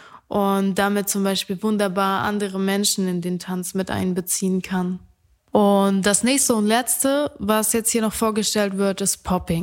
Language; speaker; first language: German; native; German